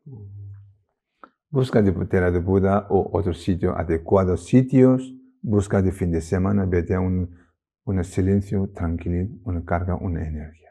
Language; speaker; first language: Spanish; non-native, learner; Tibetan